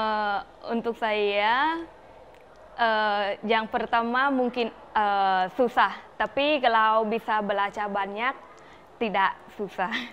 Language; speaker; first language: Indonesian; non-native, learner; Khmer